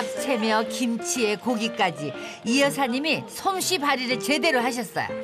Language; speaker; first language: Korean; native; Korean